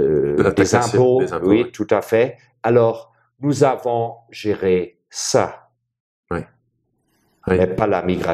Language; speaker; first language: French; non-native, fluent; German